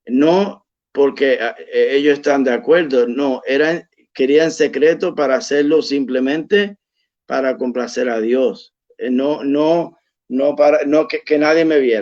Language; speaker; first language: Spanish; early bilingual, heritage; Spanish